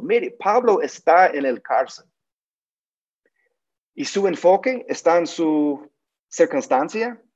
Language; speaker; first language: Spanish; non-native, learner; English